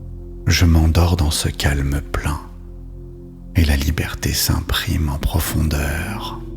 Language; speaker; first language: French; native; French